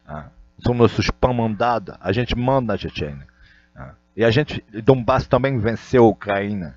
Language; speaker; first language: Portuguese; non-native, fluent; Russian